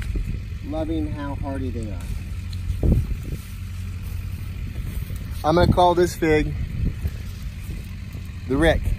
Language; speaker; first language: English; native; English